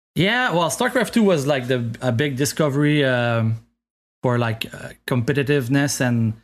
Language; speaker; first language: English; non-native, fluent; French